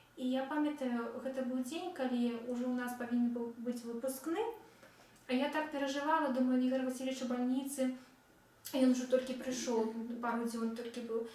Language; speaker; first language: Belarusian; non-native, local second language; Russian